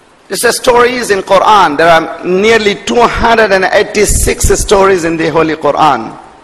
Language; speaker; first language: English; non-native, local second language; Urdu